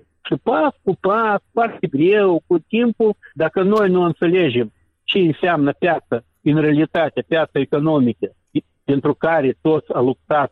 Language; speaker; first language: Romanian; non-native, local second language; Russian